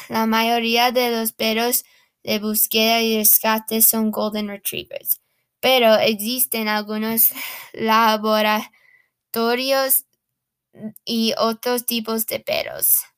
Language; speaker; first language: Spanish; non-native, learner; English